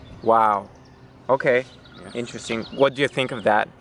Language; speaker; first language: English; non-native, fluent; Bulgarian